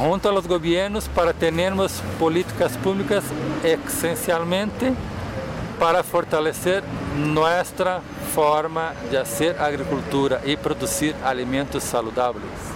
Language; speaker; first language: Spanish; non-native, fluent; Portuguese